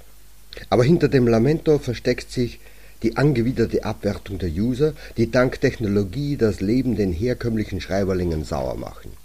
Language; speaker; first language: German; native; German